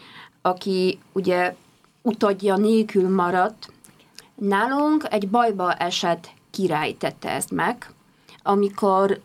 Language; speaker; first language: Hungarian; non-native, fluent; Polish